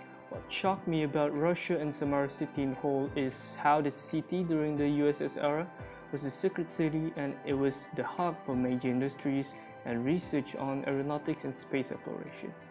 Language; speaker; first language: English; non-native, local second language; Malay